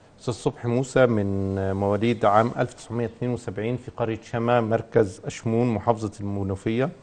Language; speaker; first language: Arabic; native; Arabic